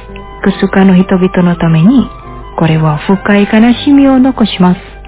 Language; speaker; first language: Japanese; non-native, fluent; Indonesian